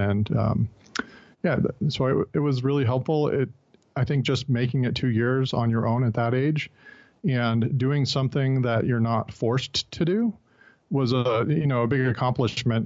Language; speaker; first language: English; native; English